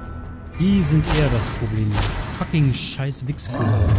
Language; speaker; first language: German; native; German